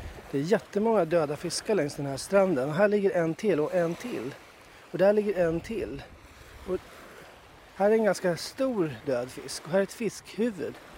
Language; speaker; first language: Swedish; native; Swedish